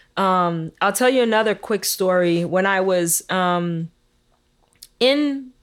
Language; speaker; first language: English; early bilingual, other home language; Haitian Creole